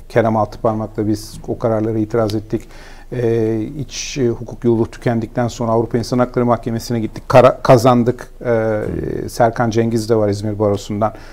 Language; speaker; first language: Turkish; native; Turkish